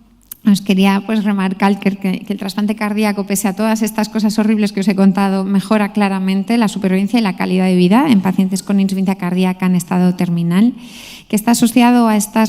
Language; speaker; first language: Spanish; native; Spanish